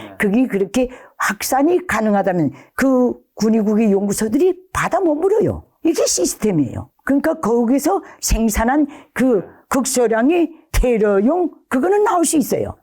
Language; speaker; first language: Korean; native; Korean